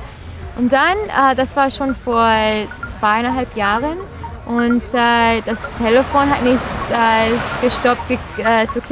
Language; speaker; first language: German; non-native, learner; Spanish